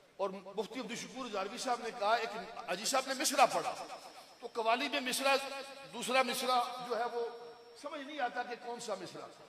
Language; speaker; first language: Urdu; non-native, local second language; Punjabi